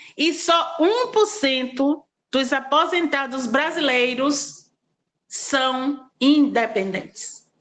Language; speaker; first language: Portuguese; native; Portuguese